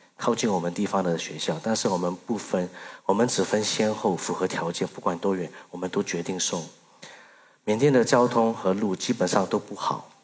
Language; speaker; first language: Chinese; early bilingual, other home language; Burmese